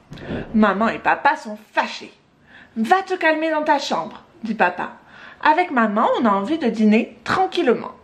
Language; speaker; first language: French; native; French